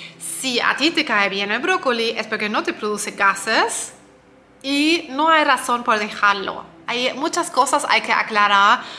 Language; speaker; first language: Spanish; non-native, fluent; German